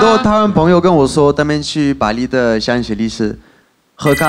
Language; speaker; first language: Chinese; non-native, fluent; French